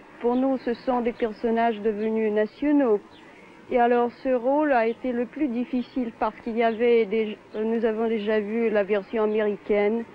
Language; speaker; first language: French; non-native, fluent; Russian